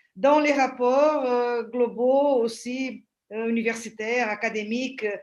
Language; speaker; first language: French; non-native, fluent; Portuguese